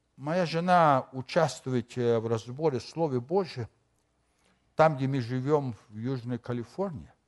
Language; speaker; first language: Russian; non-native, fluent; Spanish